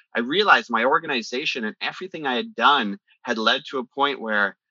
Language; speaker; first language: English; early bilingual, other home language; Italian